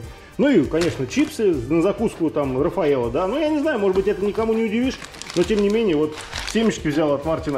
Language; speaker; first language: Russian; native; Russian